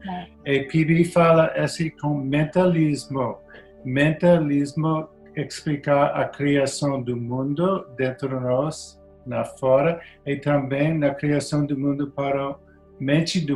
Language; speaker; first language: Portuguese; non-native, learner; English